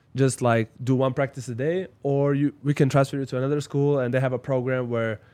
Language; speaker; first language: English; non-native, fluent; Slovenian